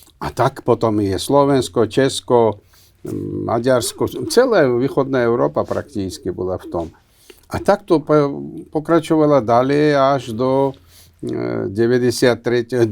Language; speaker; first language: Slovak; non-native, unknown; Georgian